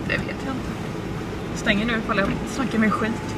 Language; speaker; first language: Swedish; native; Swedish